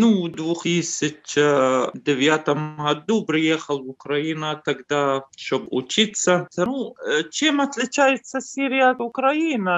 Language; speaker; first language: Ukrainian; non-native, learner; Arabic